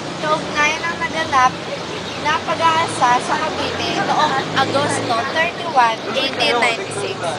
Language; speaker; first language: Filipino; native; Filipino